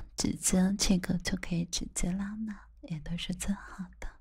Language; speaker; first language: Chinese; native; Chinese